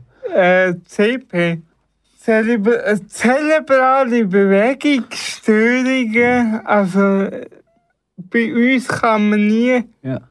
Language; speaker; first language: German; early bilingual, other home language; Italian